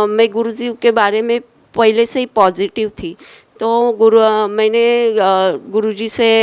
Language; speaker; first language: Hindi; non-native, local second language; Marathi